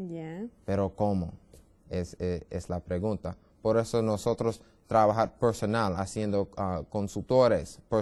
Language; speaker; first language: Spanish; non-native, learner; English